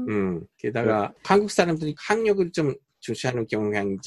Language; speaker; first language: Korean; non-native, fluent; Japanese